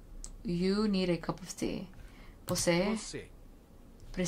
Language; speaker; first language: Portuguese; non-native, learner; English